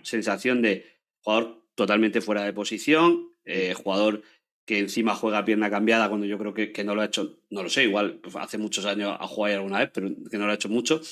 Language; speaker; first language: Spanish; native; Spanish